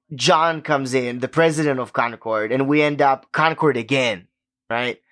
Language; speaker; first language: English; non-native, fluent; Hebrew